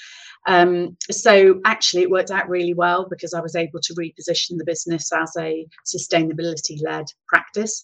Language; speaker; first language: English; native; English